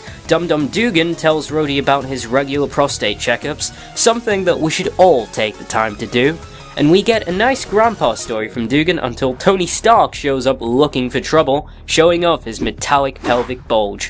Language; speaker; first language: English; native; English